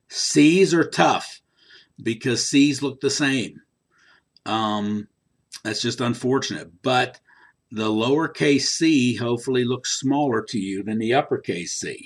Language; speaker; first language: English; native; English